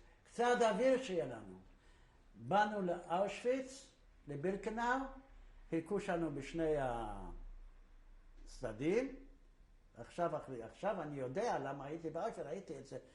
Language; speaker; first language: Hebrew; non-native, fluent; Polish